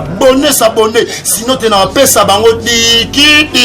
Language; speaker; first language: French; non-native, local second language; Lingala